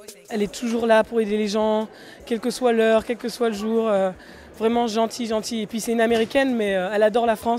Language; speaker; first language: French; native; French